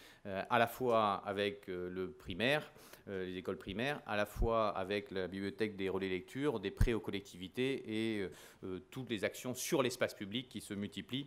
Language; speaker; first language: French; native; French